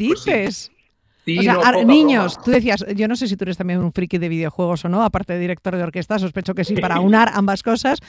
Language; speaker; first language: Spanish; native; Spanish